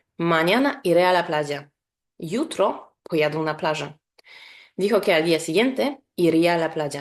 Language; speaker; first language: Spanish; non-native, fluent; Polish